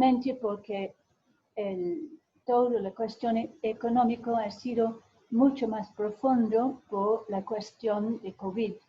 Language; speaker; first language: Spanish; non-native, fluent; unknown